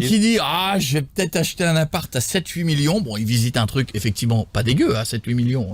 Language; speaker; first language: French; native; French